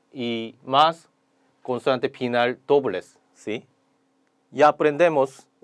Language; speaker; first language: Spanish; non-native, learner; Korean